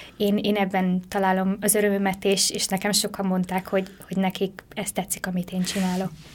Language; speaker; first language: Hungarian; early bilingual, heritage; Hungarian